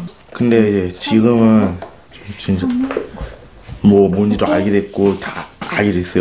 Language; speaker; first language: Korean; early bilingual, other home language; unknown